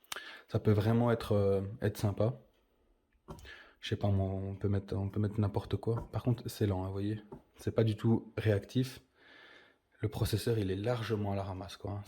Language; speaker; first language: French; native; French